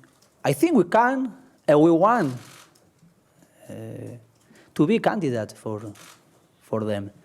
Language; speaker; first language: English; non-native, learner; Spanish